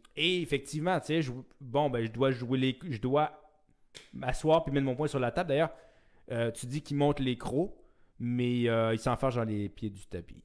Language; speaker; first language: French; native; French